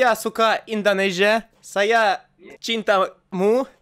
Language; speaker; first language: Indonesian; non-native, learner; Russian